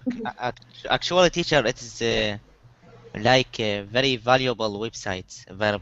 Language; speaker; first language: English; non-native, learner; Arabic